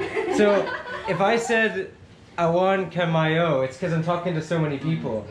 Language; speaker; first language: English; native; English